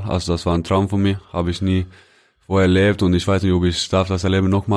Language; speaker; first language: German; non-native, fluent; Norwegian